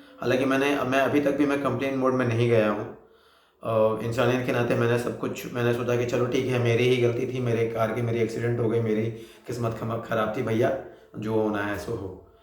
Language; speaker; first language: Hindi; native; Hindi